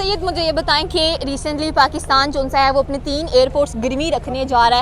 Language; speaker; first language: Urdu; native; Urdu